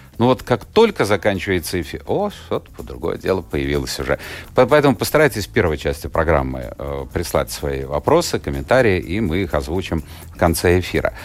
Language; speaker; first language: Russian; native; Russian